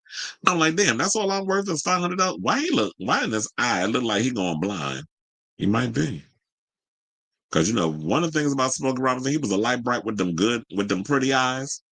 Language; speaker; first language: English; native; English